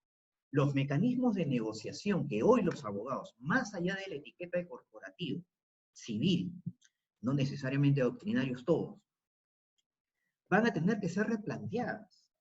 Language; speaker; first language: Spanish; native; Spanish